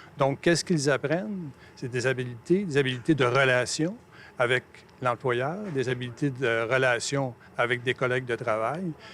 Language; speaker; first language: French; native; French